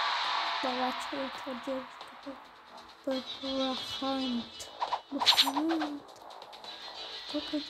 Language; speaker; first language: Russian; non-native, learner; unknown